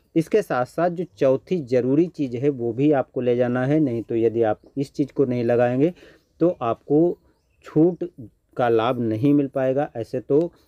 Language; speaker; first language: Hindi; native; Hindi